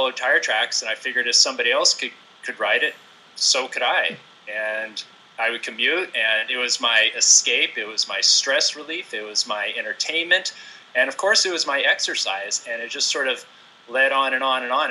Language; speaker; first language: English; native; English